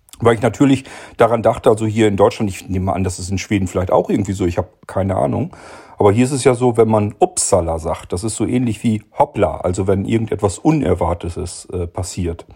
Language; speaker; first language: German; native; German